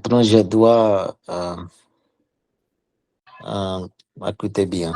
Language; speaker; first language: French; non-native, learner; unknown